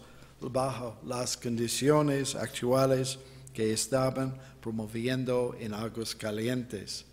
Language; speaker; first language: Spanish; non-native, fluent; English